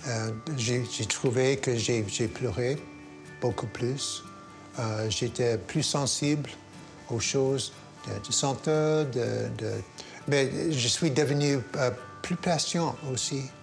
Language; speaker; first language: French; non-native, local second language; English